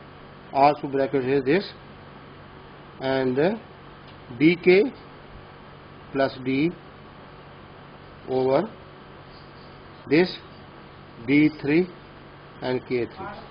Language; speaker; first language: English; non-native, local second language; Urdu